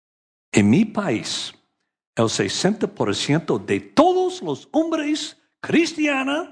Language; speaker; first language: Spanish; non-native, learner; English